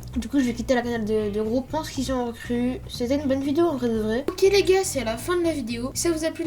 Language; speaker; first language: French; native; French